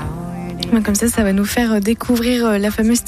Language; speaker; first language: French; native; French